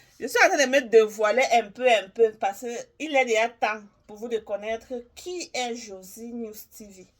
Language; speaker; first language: French; native; French